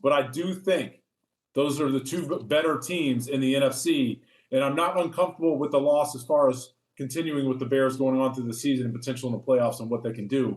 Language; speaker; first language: English; native; English